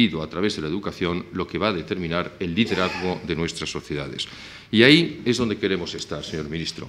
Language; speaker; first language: Spanish; native; Spanish